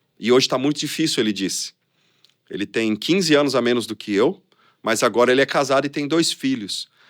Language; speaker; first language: Portuguese; native; Portuguese